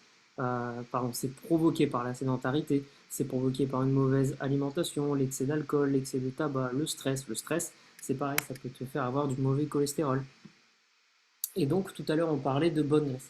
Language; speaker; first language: French; native; French